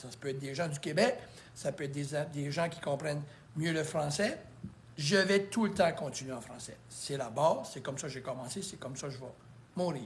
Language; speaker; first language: French; native; French